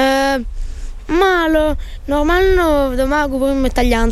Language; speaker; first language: Slovenian; early bilingual, heritage; Italian